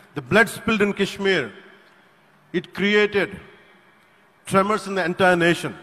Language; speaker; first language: English; non-native, local second language; Telugu